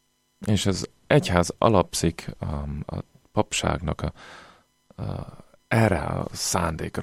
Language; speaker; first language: Hungarian; non-native, fluent; English